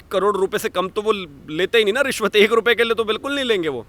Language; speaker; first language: Hindi; native; Hindi